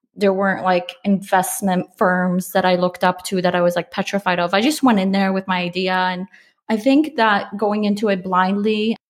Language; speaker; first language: English; early bilingual, other home language; Polish